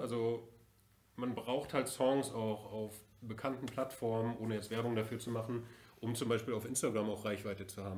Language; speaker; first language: German; native; German